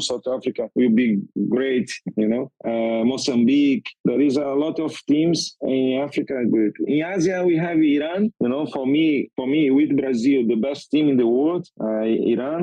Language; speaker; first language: English; non-native, learner; Portuguese